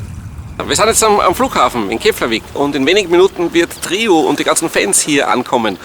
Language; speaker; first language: German; native; German